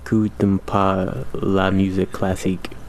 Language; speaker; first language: French; non-native, learner; English